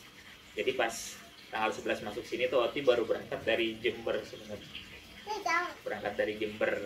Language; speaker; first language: Indonesian; native; Indonesian